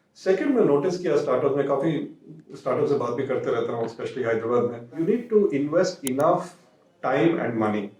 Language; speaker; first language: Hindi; non-native, local second language; Telugu